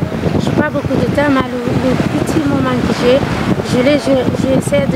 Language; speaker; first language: French; non-native, learner; Kabuverdianu